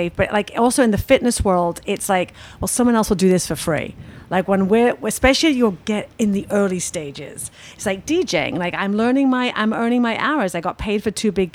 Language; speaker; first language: English; native; English